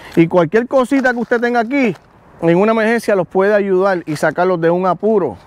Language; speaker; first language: Spanish; native; Spanish